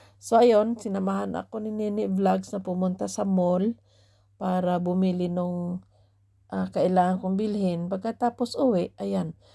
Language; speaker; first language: Filipino; native; Filipino